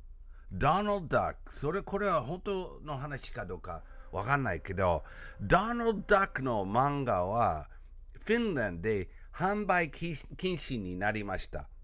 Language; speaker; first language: Japanese; non-native, fluent; English